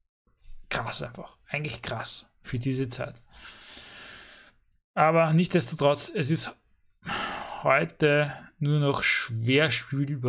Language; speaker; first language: German; native; German